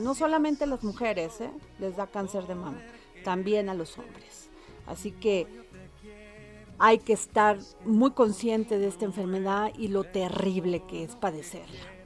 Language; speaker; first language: Spanish; native; Spanish